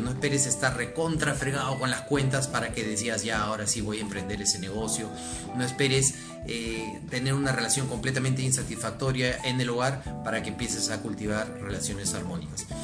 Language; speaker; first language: Spanish; native; Spanish